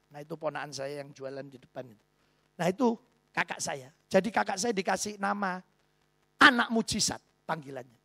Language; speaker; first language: Indonesian; native; Indonesian